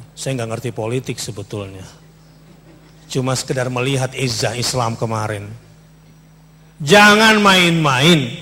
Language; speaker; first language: Indonesian; native; Indonesian